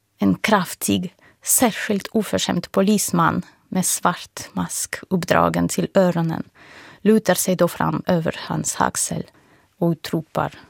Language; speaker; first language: Swedish; non-native, fluent; Russian